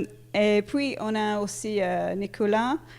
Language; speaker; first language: French; non-native, fluent; English